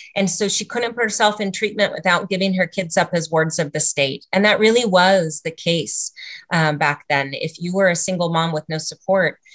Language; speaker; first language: English; native; English